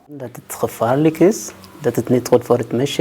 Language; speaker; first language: Dutch; non-native, learner; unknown